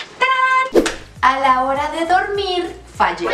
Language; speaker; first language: Spanish; native; Spanish